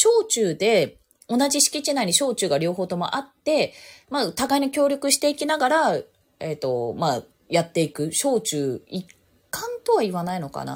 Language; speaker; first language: Japanese; native; Japanese